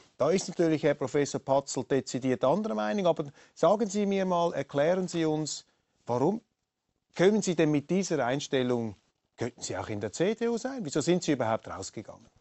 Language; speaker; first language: German; native; German